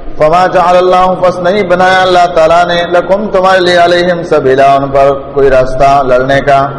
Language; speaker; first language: Urdu; non-native, local second language; Pashto